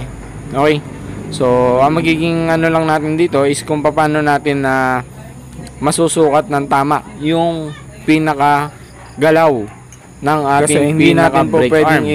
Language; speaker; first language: Filipino; native; Filipino